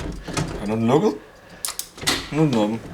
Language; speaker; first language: Danish; native; Danish